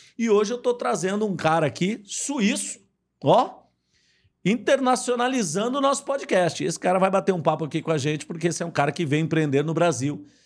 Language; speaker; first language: Portuguese; native; Portuguese